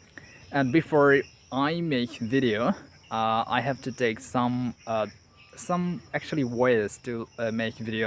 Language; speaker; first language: English; non-native, learner; Bangla